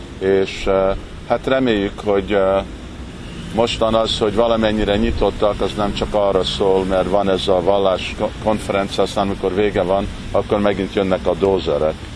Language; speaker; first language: Hungarian; early bilingual, heritage; Hungarian